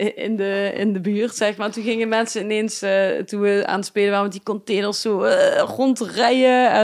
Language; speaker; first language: Dutch; native; Dutch